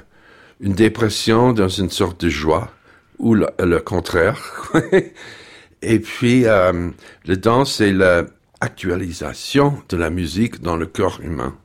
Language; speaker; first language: French; non-native, fluent; English